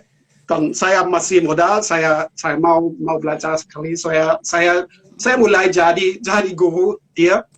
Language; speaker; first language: Indonesian; non-native, learner; German